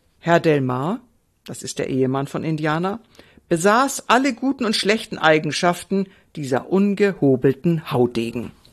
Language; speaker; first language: German; native; German